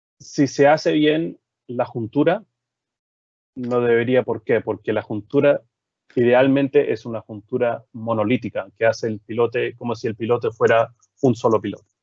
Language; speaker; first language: Spanish; early bilingual, heritage; English